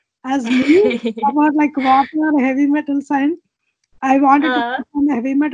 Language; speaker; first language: English; non-native, local second language; Telugu